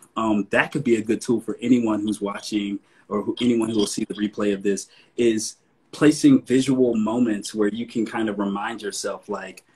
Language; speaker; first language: English; native; English